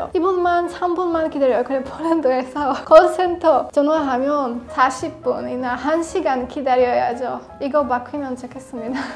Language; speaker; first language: Korean; non-native, learner; Polish